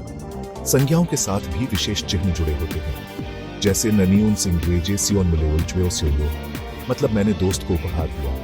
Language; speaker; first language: Hindi; native; Hindi